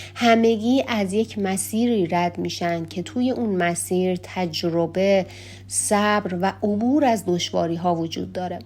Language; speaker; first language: Persian; native; Persian